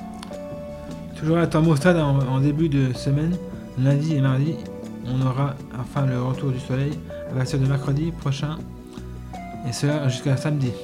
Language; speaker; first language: French; native; French